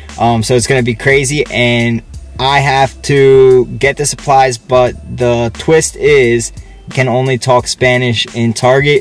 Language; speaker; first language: English; native; English